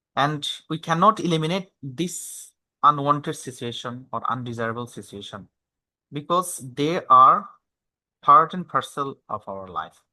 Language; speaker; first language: English; non-native, local second language; Bangla